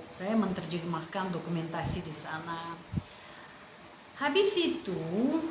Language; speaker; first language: Indonesian; non-native, fluent; Russian